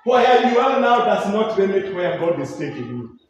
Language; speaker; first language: English; non-native, local second language; Swahili